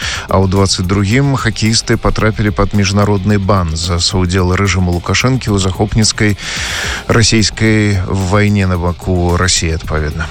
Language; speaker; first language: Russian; non-native, local second language; Belarusian